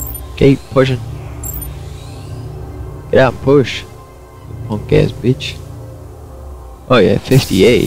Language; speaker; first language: English; native; English